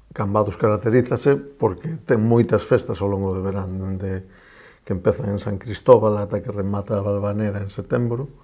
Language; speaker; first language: Galician; non-native, local second language; Spanish